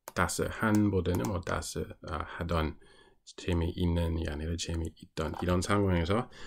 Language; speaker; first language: Korean; non-native, fluent; English